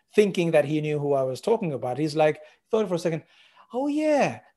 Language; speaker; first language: English; non-native, local second language; Sinhala